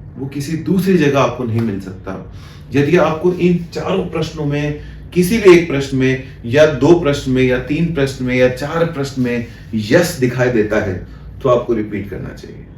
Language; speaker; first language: Hindi; native; Hindi